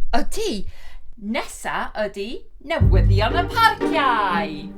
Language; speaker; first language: Welsh; non-native, learner; English